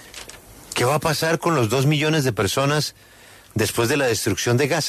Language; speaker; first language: Spanish; native; Spanish